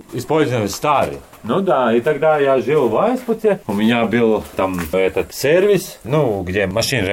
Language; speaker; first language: Russian; non-native, learner; Latvian